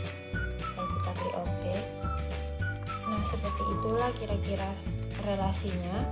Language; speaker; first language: Indonesian; native; Indonesian